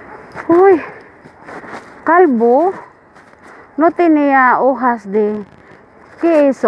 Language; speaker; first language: Spanish; non-native, learner; Filipino